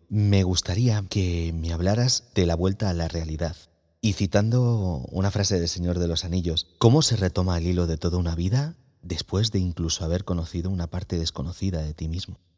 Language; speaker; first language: Spanish; native; Spanish